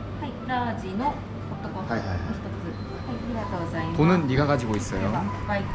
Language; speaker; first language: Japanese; non-native, learner; Korean